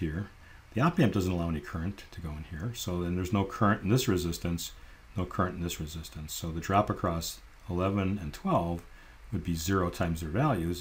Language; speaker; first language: English; native; English